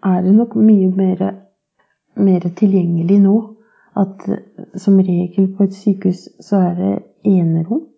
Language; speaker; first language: Norwegian; native; Norwegian